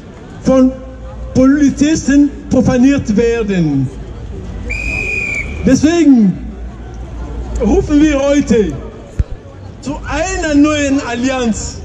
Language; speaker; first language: German; non-native, fluent; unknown